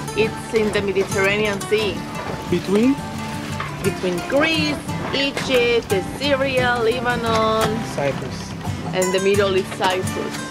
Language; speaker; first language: English; non-native, fluent; Greek